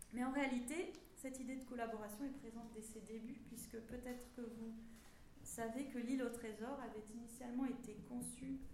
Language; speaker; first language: French; native; French